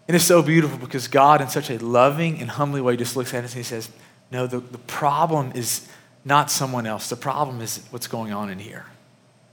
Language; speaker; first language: English; native; English